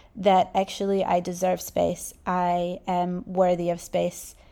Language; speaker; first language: English; native; English